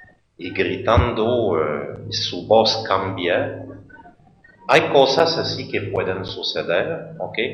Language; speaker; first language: Spanish; non-native, fluent; French